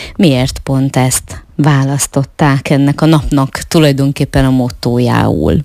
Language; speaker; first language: Hungarian; native; Hungarian